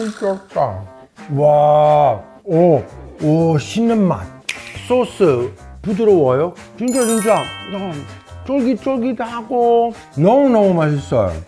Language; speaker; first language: Korean; non-native, fluent; Italian